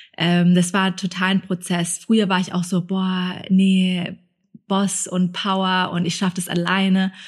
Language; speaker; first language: German; early bilingual, other home language; Thai